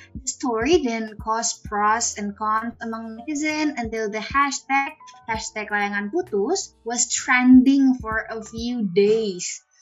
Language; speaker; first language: English; non-native, fluent; Indonesian